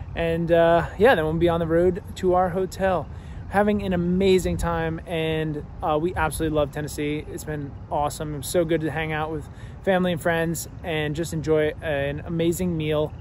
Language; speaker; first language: English; native; English